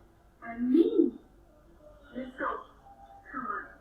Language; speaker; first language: English; non-native, learner; Thai